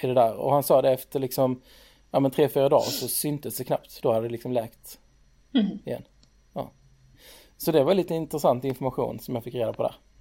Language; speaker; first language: Swedish; native; Swedish